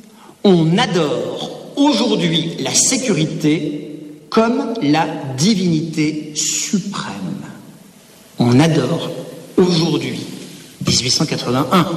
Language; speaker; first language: French; native; French